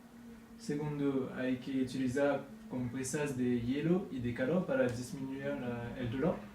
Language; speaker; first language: Spanish; non-native, learner; French